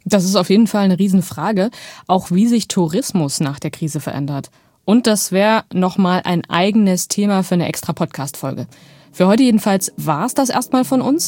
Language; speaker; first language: German; native; German